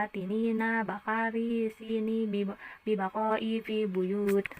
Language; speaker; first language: Arabic; non-native, learner; Indonesian